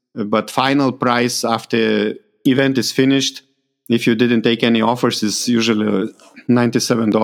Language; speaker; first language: English; non-native, fluent; Lithuanian